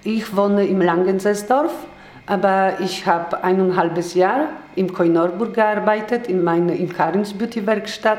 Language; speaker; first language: German; non-native, learner; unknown